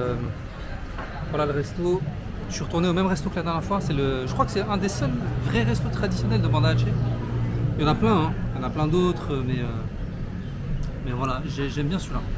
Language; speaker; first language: French; native; French